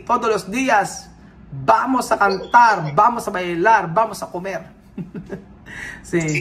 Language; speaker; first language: Spanish; non-native, learner; Filipino